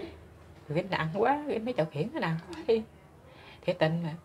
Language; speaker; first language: Vietnamese; native; Vietnamese